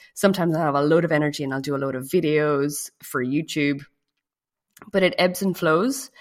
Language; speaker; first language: English; native; English